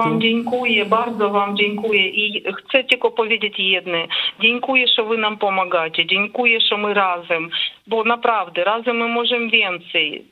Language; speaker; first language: Polish; non-native, learner; Ukrainian